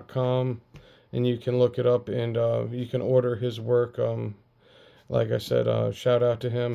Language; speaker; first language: English; native; English